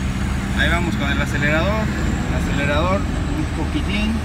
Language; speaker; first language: Spanish; native; Spanish